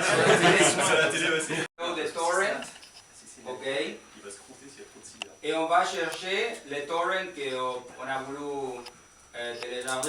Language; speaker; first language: French; non-native, learner; Spanish